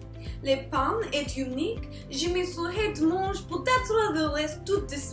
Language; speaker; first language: French; non-native, learner; English